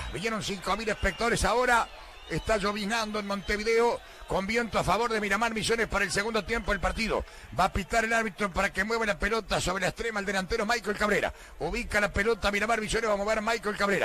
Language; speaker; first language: Spanish; native; Spanish